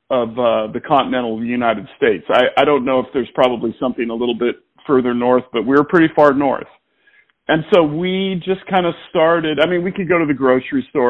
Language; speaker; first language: English; native; English